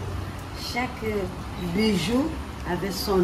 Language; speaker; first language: French; non-native, local second language; Comorian